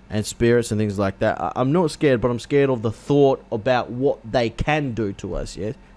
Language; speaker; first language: English; native; English